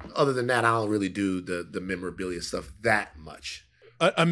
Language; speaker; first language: English; native; English